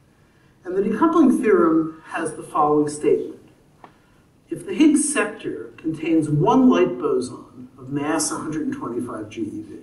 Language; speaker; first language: English; native; English